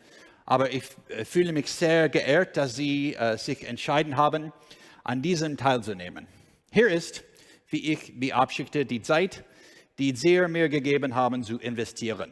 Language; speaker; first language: German; non-native, learner; English